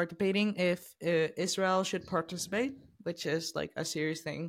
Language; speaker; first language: English; non-native, fluent; Icelandic